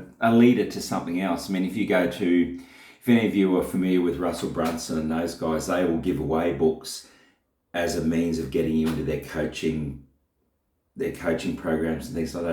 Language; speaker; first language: English; native; English